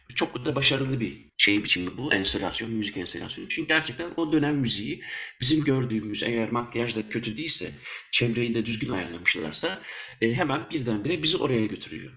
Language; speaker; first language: Turkish; early bilingual, heritage; Turkish